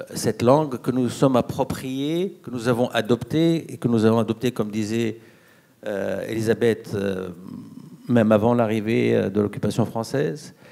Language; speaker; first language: French; non-native, local second language; Arabic